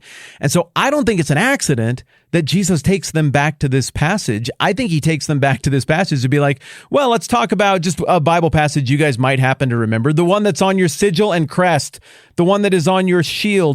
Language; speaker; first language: English; native; English